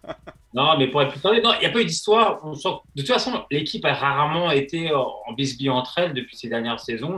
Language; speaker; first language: French; native; French